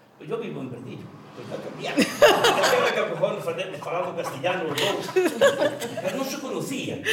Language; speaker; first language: Galician; native; Galician